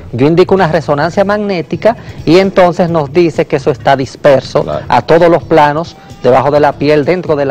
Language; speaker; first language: Spanish; native; Spanish